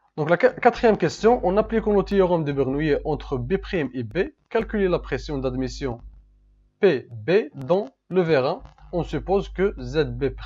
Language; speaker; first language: French; non-native, local second language; Arabic